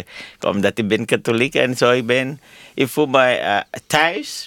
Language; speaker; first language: Dutch; non-native, fluent; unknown